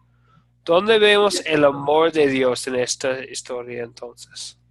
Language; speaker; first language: Spanish; non-native, fluent; English